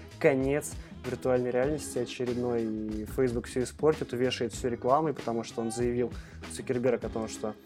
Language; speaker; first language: Russian; native; Russian